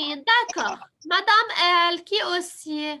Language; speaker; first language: French; non-native, fluent; Arabic